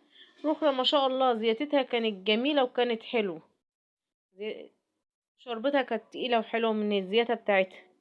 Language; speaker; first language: Arabic; native; Arabic